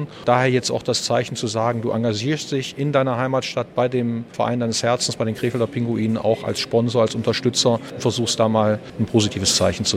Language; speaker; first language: German; native; German